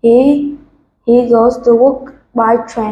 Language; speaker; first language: English; non-native, learner; Vietnamese